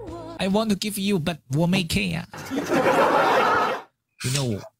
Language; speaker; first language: English; non-native, learner; Chinese